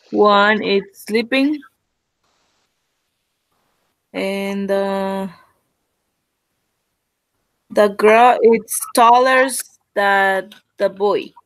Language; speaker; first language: English; non-native, learner; Spanish